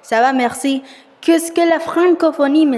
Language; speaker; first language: French; non-native, learner; Spanish